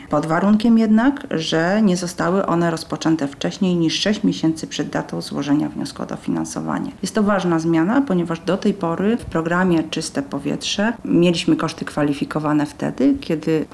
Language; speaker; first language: Polish; native; Polish